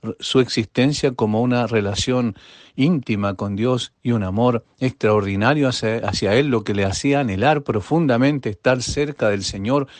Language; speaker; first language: Spanish; native; Spanish